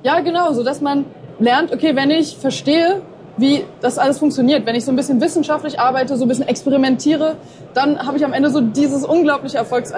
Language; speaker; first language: German; native; German